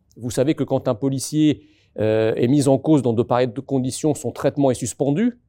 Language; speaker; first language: French; early bilingual, other home language; Arabic